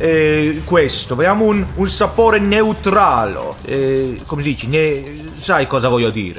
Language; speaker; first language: Italian; non-native, learner; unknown